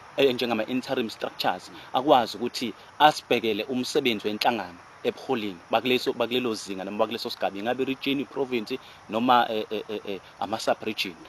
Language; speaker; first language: Zulu; native; Zulu